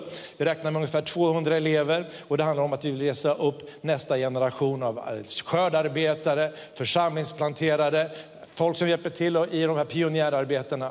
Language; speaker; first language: Swedish; native; Swedish